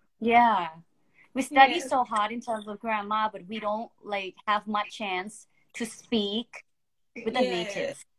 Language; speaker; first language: English; non-native, fluent; Thai